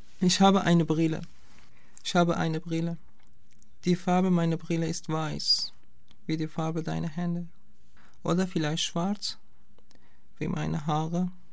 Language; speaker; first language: German; non-native, fluent; Persian